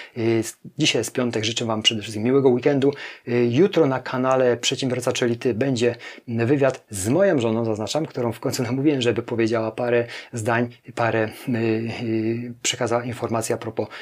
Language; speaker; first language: Polish; native; Polish